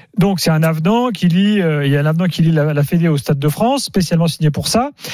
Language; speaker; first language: French; native; French